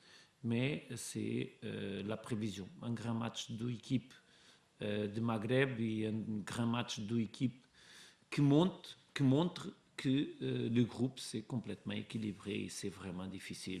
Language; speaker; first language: French; non-native, learner; Portuguese